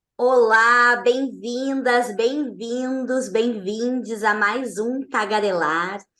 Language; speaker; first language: Portuguese; native; Portuguese